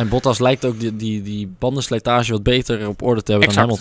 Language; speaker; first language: Dutch; native; Dutch